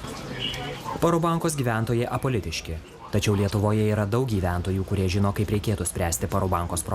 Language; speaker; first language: Lithuanian; native; Lithuanian